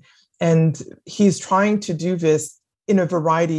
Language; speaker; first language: English; non-native, fluent; French